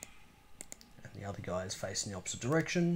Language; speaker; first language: English; native; English